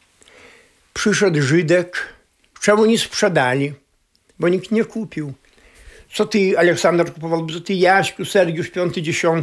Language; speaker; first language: Polish; non-native, local second language; Belarusian